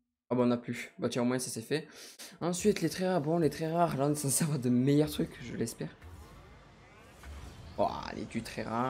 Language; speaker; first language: French; native; French